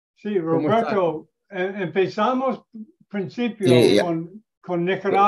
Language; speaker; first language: Spanish; non-native, learner; English